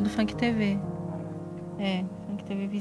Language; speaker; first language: Portuguese; native; Portuguese